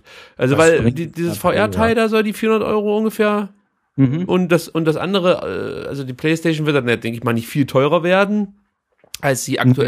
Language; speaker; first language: German; native; German